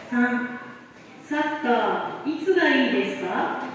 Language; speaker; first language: Japanese; non-native, learner; Indonesian